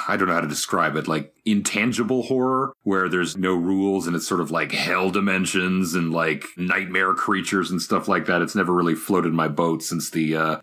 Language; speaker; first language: English; native; English